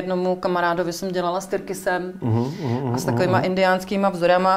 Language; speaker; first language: Czech; native; Czech